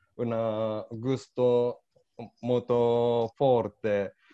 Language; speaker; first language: Italian; non-native, learner; Japanese